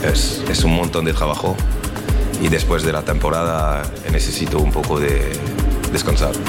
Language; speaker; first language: Spanish; non-native, learner; French